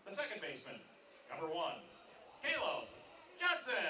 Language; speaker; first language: English; native; English